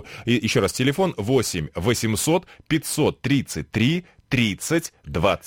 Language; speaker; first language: Russian; native; Russian